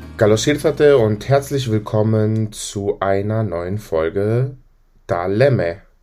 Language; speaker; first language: German; early bilingual, other home language; Greek